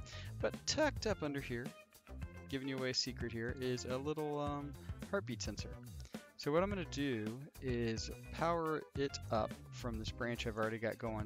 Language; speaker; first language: English; native; English